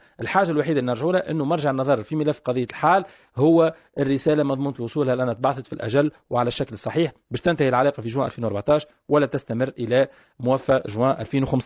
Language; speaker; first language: Arabic; native; Arabic